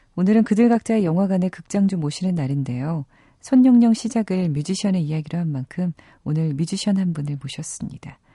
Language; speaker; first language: Korean; native; Korean